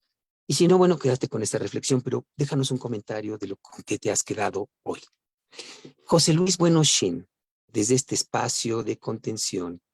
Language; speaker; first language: Spanish; native; Spanish